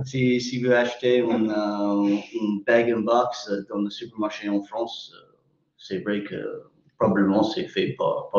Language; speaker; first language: French; non-native, fluent; English